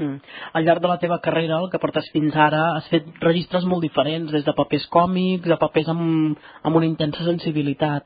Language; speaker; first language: Catalan; native; Catalan